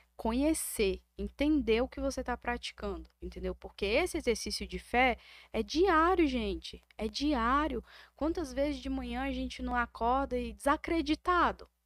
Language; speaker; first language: Portuguese; native; Portuguese